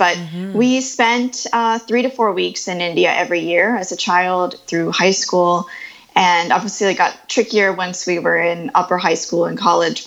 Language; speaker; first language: English; native; English